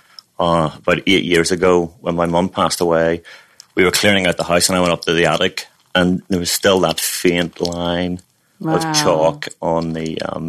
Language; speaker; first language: English; native; English